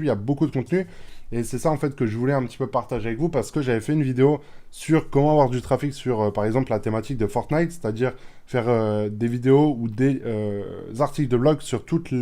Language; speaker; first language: French; native; French